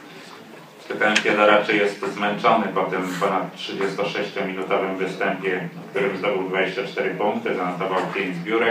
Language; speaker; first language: Polish; native; Polish